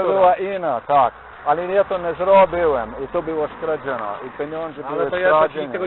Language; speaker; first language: Polish; non-native, learner; Slovenian